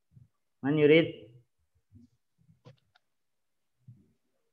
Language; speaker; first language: Indonesian; native; Indonesian